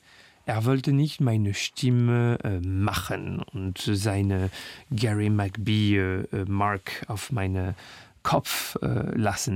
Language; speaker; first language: German; non-native, fluent; French